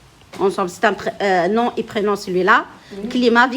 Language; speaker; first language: French; non-native, local second language; Arabic